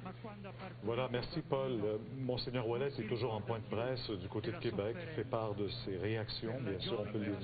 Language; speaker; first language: French; native; French